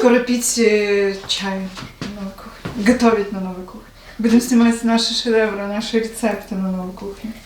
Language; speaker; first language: Russian; native; Russian